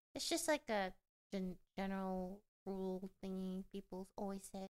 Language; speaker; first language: English; early bilingual, other home language; Korean